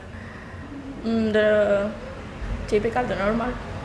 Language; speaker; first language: English; non-native, learner; Spanish